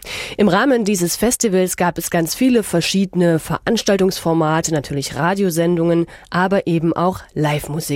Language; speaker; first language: German; native; German